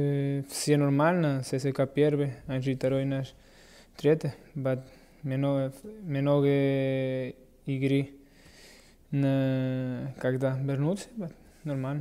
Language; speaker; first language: Russian; non-native, learner; Portuguese